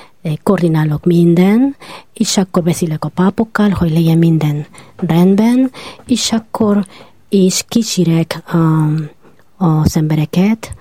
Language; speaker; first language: Hungarian; non-native, learner; Spanish